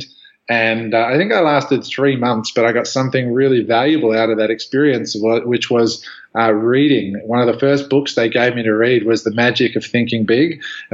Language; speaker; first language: English; native; English